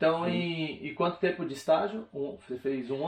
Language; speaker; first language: Portuguese; native; Portuguese